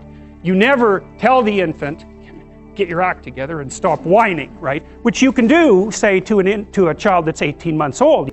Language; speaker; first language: English; native; English